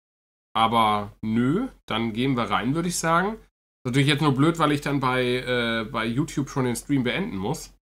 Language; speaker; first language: German; native; German